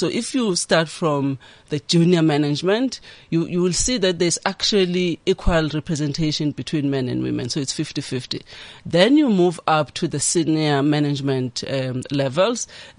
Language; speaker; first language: English; non-native, local second language; Zulu